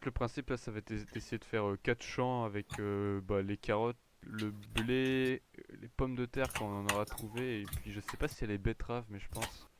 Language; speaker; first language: French; native; French